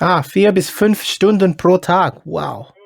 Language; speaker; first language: German; non-native, learner; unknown